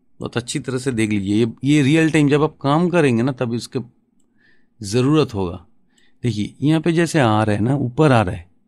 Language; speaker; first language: Hindi; non-native, local second language; Bangla